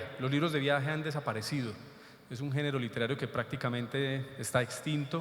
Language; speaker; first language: Spanish; native; Spanish